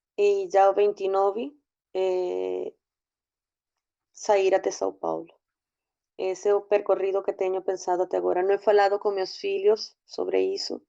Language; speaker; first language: Portuguese; non-native, fluent; Spanish